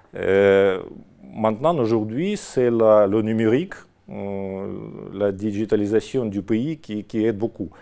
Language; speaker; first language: French; non-native, fluent; Russian